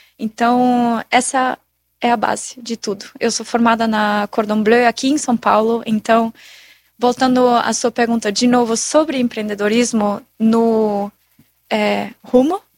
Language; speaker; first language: Portuguese; non-native, fluent; German